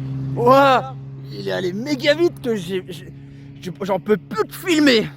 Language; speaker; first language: French; native; French